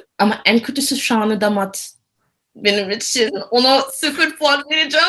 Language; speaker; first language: Turkish; non-native, learner; German